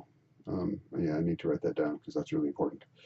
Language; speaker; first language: English; native; English